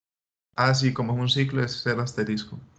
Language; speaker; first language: Spanish; native; Spanish